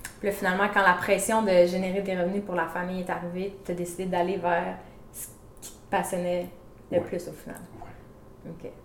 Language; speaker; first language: French; native; French